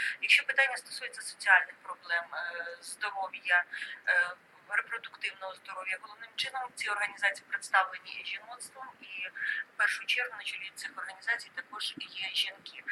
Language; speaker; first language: Ukrainian; native; Ukrainian